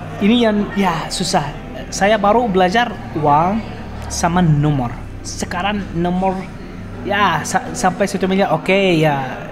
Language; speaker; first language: Indonesian; non-native, learner; Arabic